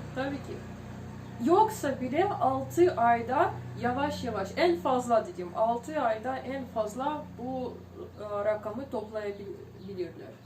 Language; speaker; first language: Turkish; non-native, fluent; Ukrainian